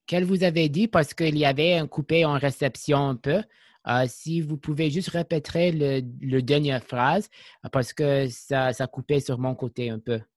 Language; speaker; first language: French; non-native, learner; English